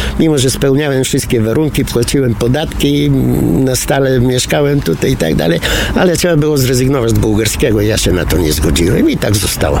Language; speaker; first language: Polish; non-native, fluent; Bulgarian